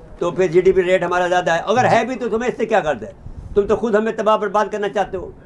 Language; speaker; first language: Urdu; native; Urdu